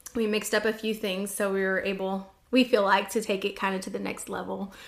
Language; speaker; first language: English; native; English